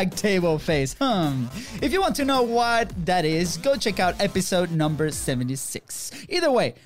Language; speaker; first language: English; non-native, fluent; Spanish